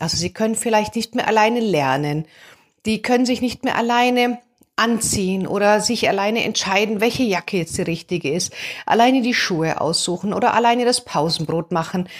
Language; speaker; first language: German; native; German